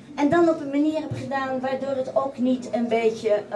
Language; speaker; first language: Dutch; native; Dutch